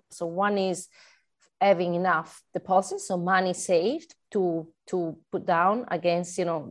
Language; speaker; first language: English; non-native, fluent; Italian